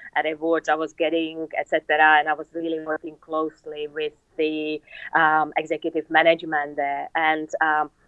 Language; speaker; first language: English; non-native, fluent; Czech